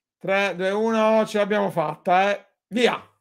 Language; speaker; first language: Italian; native; Italian